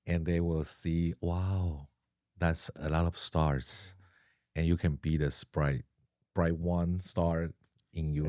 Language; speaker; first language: English; non-native, learner; Chinese